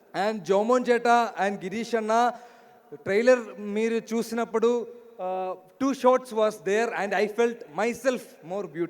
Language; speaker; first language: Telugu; non-native, learner; Malayalam